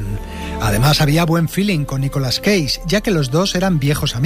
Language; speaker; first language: Spanish; native; Spanish